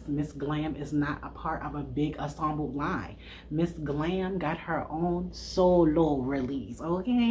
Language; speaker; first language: English; native; English